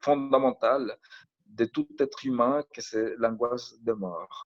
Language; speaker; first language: French; non-native, fluent; Spanish